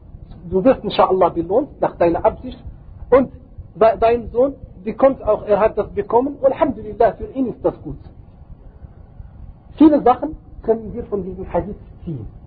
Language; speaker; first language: German; non-native, fluent; Arabic